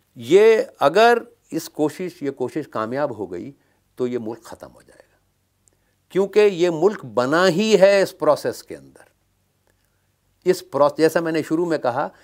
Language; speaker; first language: Hindi; native; Hindi